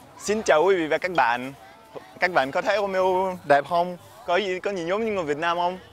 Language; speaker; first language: Vietnamese; non-native, learner; French